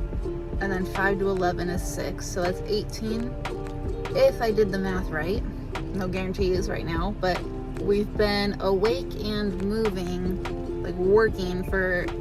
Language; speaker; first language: English; native; English